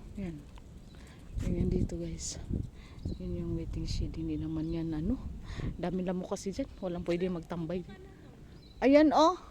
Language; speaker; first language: Filipino; non-native, local second language; Cebuano